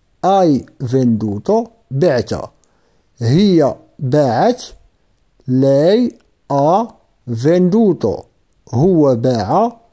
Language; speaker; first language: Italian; non-native, fluent; Arabic